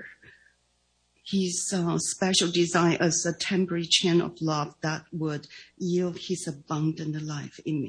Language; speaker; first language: English; non-native, fluent; Chinese